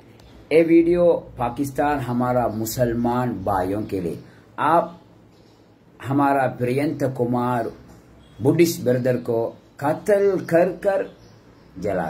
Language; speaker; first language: Hindi; non-native, learner; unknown